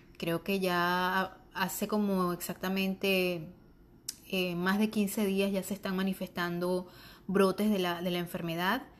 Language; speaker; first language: Spanish; native; Spanish